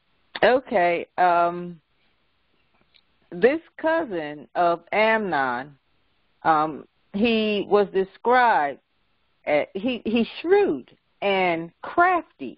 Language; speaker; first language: English; native; English